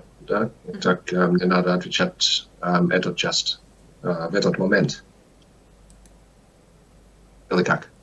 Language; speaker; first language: Russian; non-native, learner; English